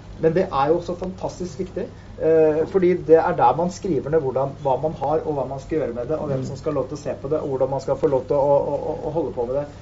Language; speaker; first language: Norwegian; native; Norwegian